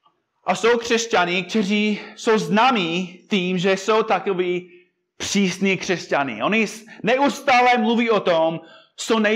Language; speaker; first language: Czech; non-native, fluent; English